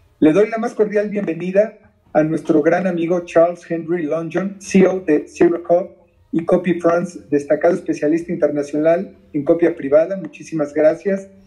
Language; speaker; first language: Spanish; native; Spanish